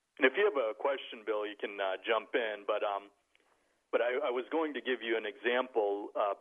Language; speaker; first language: English; native; English